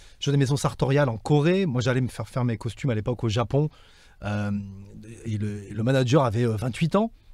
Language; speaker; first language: French; native; French